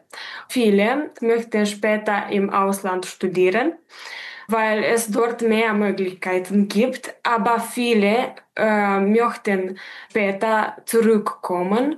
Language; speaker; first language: German; non-native, fluent; Romanian